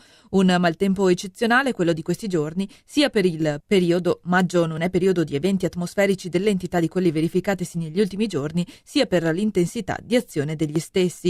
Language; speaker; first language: Italian; native; Italian